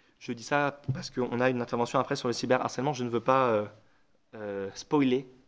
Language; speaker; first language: French; native; French